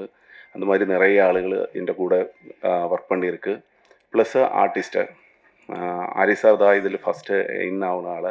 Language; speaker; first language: Tamil; non-native, learner; Malayalam